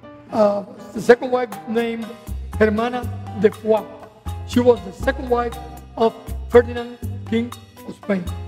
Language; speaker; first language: English; non-native, fluent; Spanish